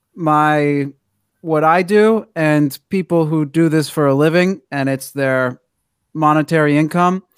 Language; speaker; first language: English; native; English